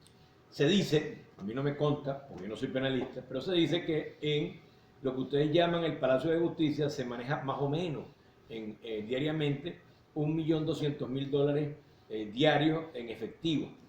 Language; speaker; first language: Spanish; native; Spanish